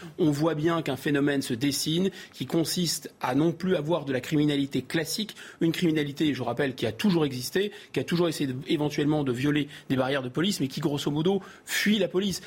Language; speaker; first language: French; native; French